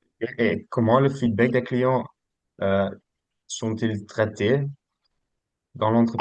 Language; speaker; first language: French; non-native, local second language; Dutch